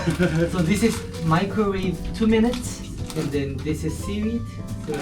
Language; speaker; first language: English; non-native, learner; Korean